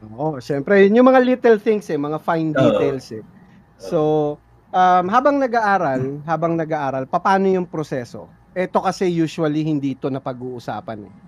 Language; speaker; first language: Filipino; native; Filipino